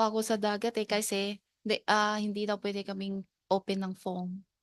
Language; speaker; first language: Filipino; non-native, learner; Chinese